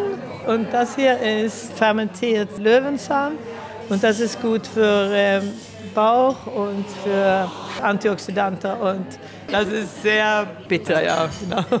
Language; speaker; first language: German; early bilingual, heritage; German